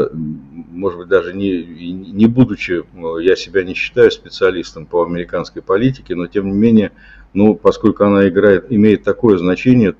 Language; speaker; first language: Russian; native; Russian